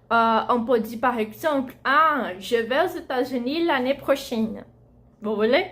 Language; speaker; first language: French; non-native, fluent; Portuguese